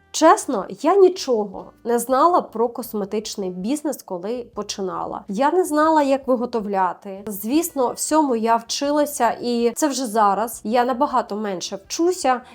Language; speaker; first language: Ukrainian; native; Ukrainian